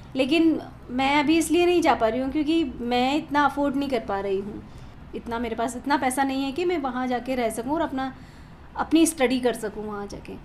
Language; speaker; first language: Hindi; native; Hindi